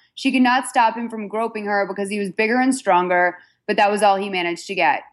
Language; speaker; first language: English; native; English